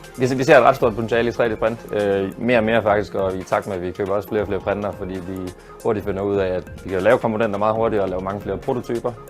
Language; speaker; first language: Danish; native; Danish